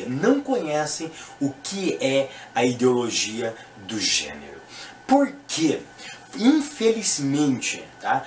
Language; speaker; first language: Portuguese; native; Portuguese